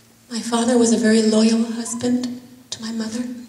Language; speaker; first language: English; early bilingual, other home language; Persian